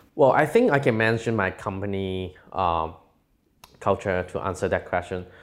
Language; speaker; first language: English; non-native, local second language; Cantonese